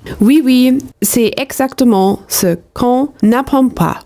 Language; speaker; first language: French; non-native, learner; German